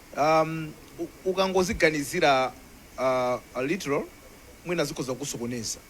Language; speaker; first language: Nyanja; non-native, local second language; Tumbuka